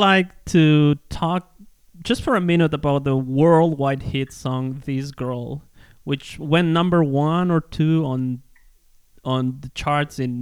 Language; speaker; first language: English; non-native, fluent; Spanish